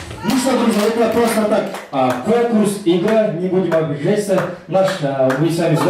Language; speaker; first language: Russian; non-native, local second language; Kyrgyz